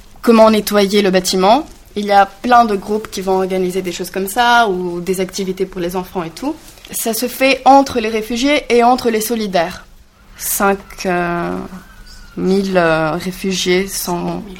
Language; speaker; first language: French; non-native, learner; Greek